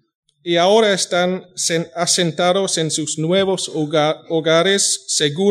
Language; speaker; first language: Spanish; non-native, fluent; English